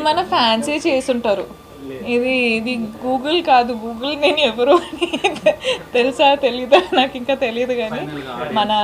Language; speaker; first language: Telugu; non-native, local second language; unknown